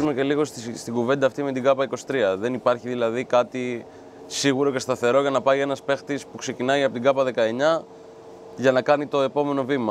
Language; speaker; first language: Greek; native; Greek